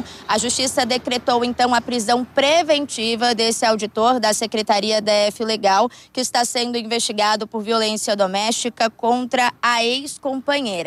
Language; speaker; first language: Portuguese; native; Portuguese